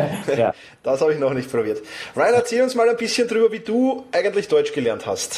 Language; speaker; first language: German; native; German